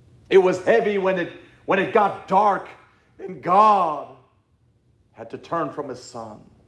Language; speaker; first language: English; native; English